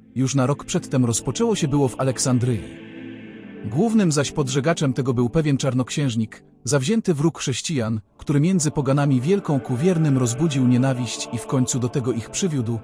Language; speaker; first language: Polish; native; Polish